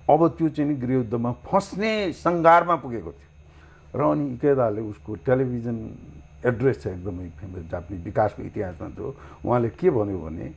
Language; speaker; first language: Nepali; native; Nepali